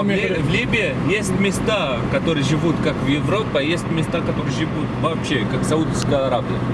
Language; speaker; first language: Russian; non-native, fluent; Arabic